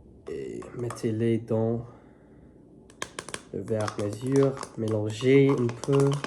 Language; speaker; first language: French; non-native, learner; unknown